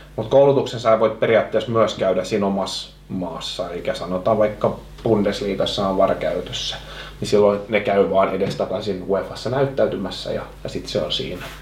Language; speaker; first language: Finnish; non-native, local second language; Swedish